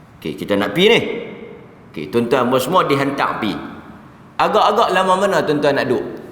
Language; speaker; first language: Malay; native; Malay